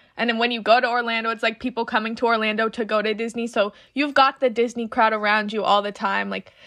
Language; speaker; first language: English; native; English